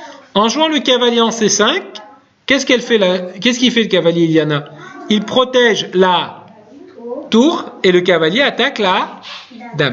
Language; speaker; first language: French; native; French